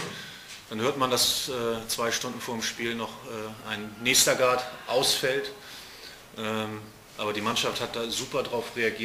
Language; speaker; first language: German; native; German